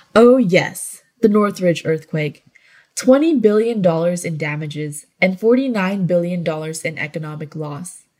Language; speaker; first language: English; native; English